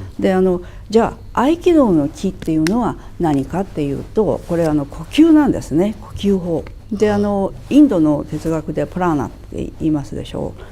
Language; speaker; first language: Japanese; native; Japanese